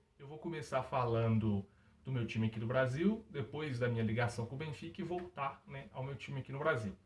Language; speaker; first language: Portuguese; native; Portuguese